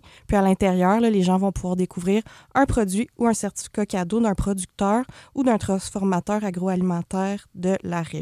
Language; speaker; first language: French; native; French